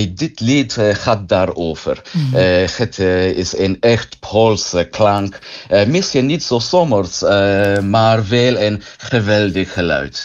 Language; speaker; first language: Dutch; non-native, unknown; English